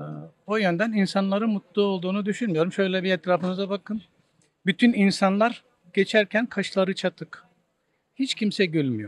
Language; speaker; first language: Turkish; native; Turkish